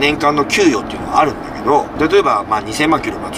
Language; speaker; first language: Japanese; native; Japanese